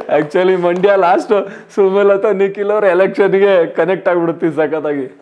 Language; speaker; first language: Kannada; native; Kannada